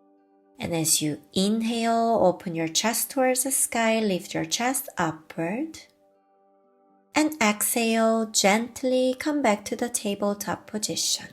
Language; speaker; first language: English; non-native, fluent; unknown